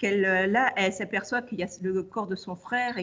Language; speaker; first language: French; native; French